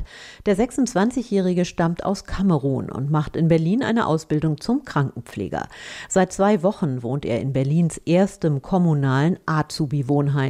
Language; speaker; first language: German; native; German